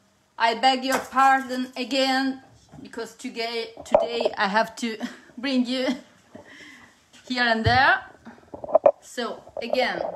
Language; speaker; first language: English; non-native, fluent; Italian